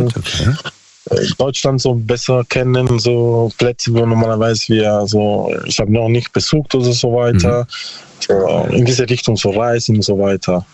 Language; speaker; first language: German; non-native, learner; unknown